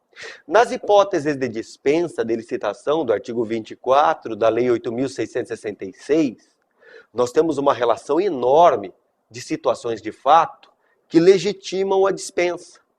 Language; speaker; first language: Portuguese; native; Portuguese